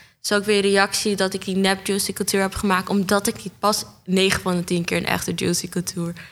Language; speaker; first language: Dutch; native; Dutch